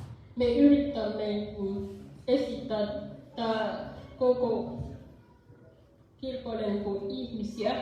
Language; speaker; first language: Finnish; non-native, fluent; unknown